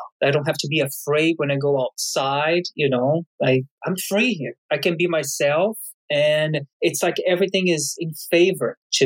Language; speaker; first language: English; non-native, fluent; Portuguese